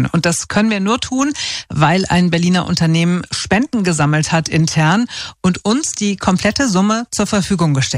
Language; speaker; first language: German; native; German